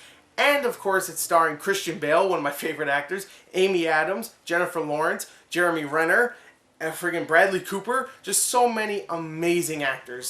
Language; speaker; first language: English; native; English